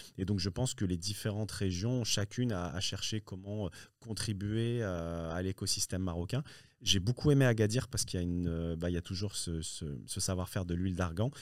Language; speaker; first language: French; early bilingual, other home language; Riffian